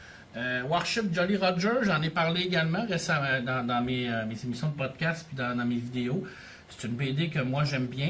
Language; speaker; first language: French; native; French